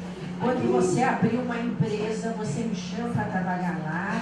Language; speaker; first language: Portuguese; native; Portuguese